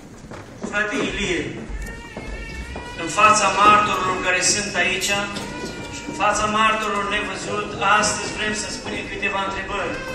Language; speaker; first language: Romanian; native; Romanian